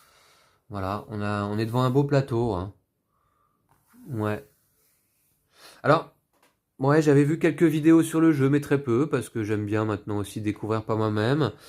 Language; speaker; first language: French; native; French